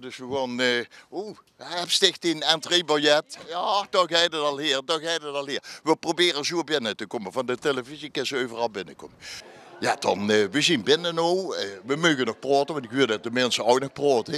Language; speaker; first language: Dutch; native; Dutch